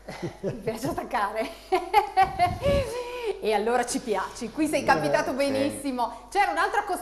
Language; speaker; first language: Italian; native; Italian